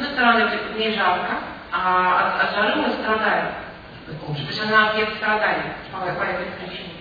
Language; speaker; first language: Russian; native; Russian